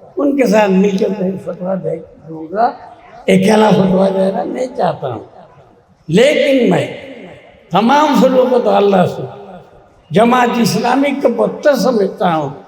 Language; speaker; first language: Urdu; non-native, fluent; Bangla